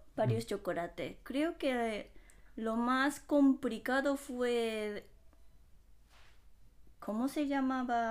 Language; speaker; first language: Spanish; non-native, fluent; Japanese